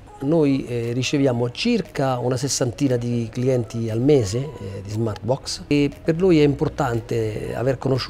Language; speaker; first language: Italian; native; Italian